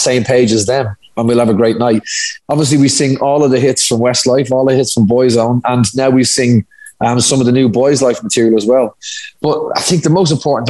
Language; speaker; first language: English; native; English